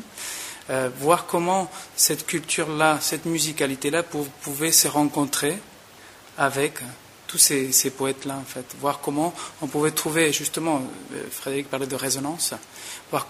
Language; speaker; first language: French; non-native, fluent; Spanish